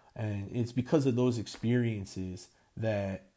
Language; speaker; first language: English; native; English